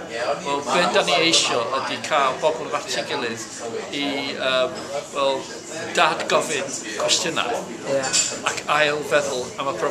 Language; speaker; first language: Welsh; non-native, fluent; English